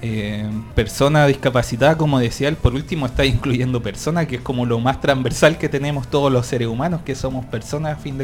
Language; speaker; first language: Spanish; native; Spanish